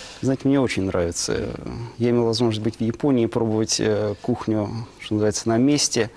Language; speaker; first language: Russian; native; Russian